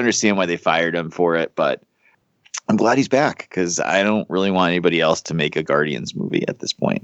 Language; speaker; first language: English; native; English